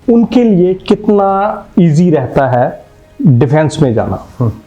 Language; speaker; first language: Hindi; non-native, local second language; Punjabi